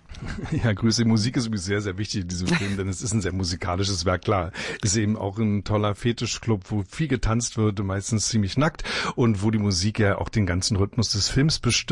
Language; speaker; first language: German; native; German